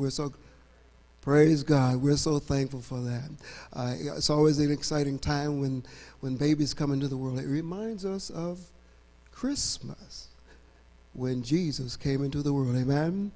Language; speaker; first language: English; native; English